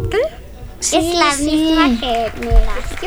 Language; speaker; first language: Spanish; early bilingual, other home language; French